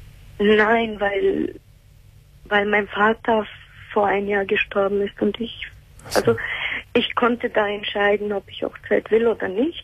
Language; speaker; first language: German; early bilingual, other home language; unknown